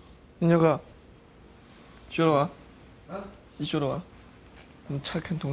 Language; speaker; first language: Korean; non-native, learner; Chinese